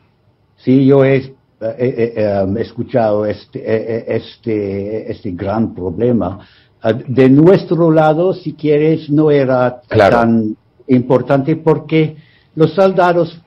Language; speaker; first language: Spanish; non-native, fluent; English